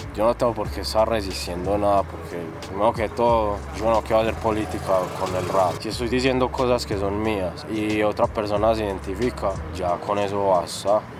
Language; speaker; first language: Spanish; native; Spanish